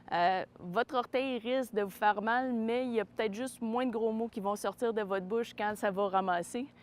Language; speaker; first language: French; native; French